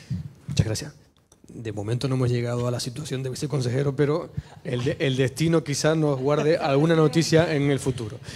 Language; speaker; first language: Spanish; native; Spanish